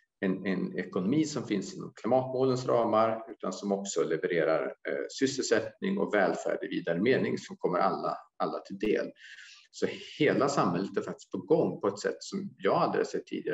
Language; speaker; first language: Swedish; native; Swedish